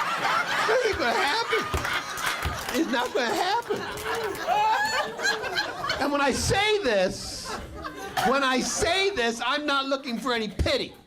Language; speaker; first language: English; native; English